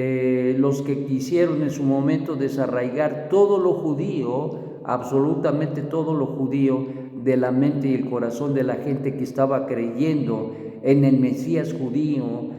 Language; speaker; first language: Spanish; native; Spanish